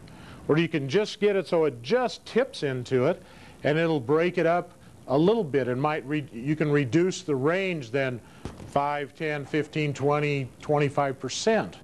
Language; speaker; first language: English; native; English